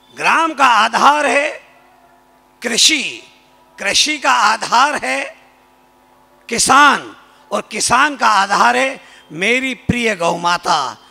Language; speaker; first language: Hindi; native; Hindi